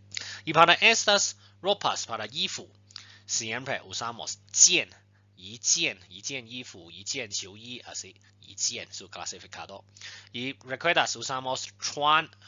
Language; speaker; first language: Spanish; non-native, fluent; Chinese